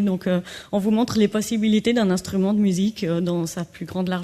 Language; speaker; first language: French; native; French